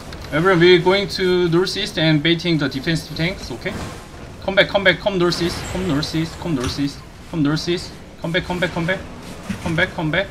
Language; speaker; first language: English; non-native, learner; Korean